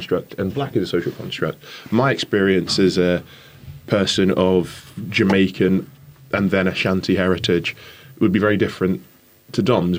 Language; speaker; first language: English; native; English